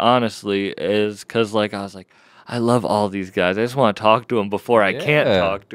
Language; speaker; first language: English; native; English